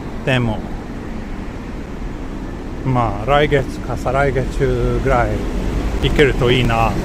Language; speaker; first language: Japanese; non-native, fluent; Swedish